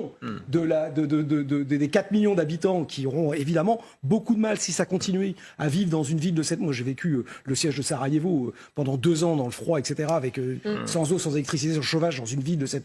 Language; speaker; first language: French; native; French